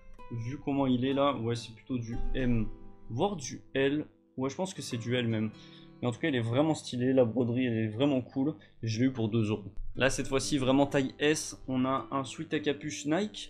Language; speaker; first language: French; native; French